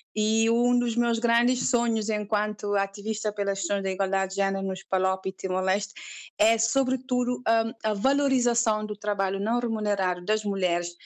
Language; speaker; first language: Portuguese; non-native, local second language; Kabuverdianu